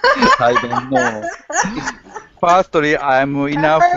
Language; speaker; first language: English; non-native, learner; Japanese